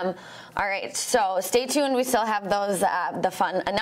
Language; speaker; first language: English; native; English